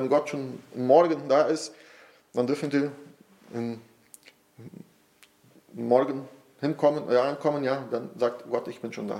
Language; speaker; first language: German; non-native, fluent; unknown